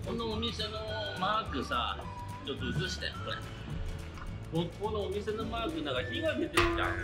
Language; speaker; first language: Japanese; native; Japanese